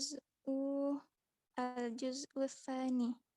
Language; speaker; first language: Arabic; non-native, learner; Indonesian